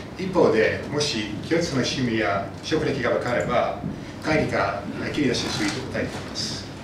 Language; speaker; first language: Japanese; non-native, fluent; Dutch